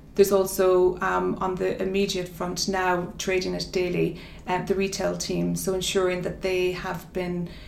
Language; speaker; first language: English; native; English